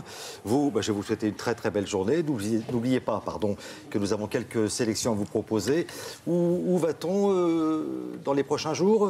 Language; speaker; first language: French; native; French